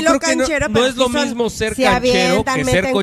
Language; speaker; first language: Spanish; native; Spanish